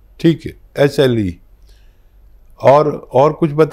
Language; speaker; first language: Hindi; native; Hindi